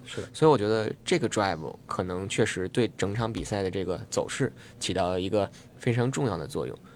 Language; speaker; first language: Chinese; native; Chinese